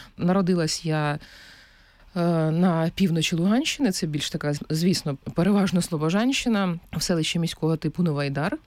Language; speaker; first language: Ukrainian; native; Ukrainian